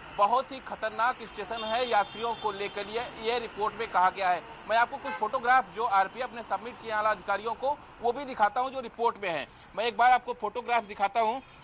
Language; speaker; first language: Hindi; native; Hindi